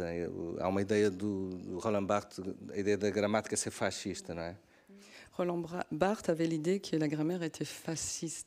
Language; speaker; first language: French; non-native, learner; Portuguese